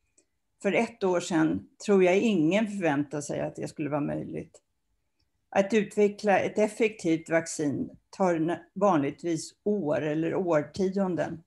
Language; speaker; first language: Swedish; native; Swedish